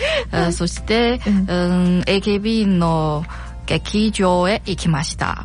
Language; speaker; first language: Japanese; non-native, learner; Chinese